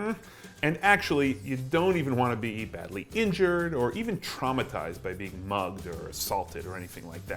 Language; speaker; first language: English; native; English